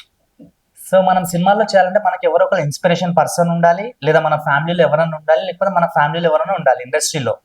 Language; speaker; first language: Telugu; native; Telugu